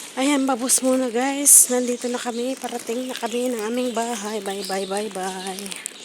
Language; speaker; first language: Filipino; non-native, local second language; Iloko